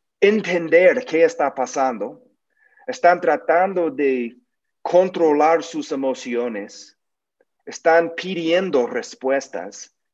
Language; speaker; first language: Spanish; non-native, learner; English